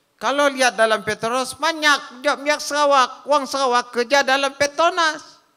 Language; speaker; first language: Malay; native; Malay